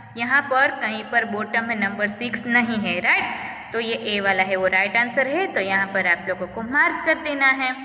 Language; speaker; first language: Hindi; non-native, local second language; Gujarati